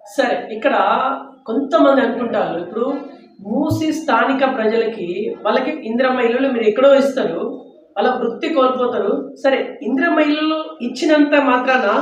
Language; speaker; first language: Telugu; native; Telugu